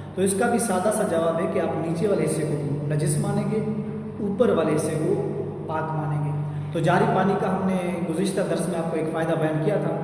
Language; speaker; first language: Urdu; non-native, local second language; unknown